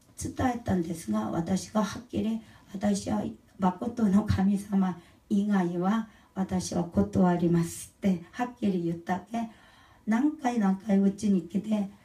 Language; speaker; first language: Japanese; non-native, learner; Korean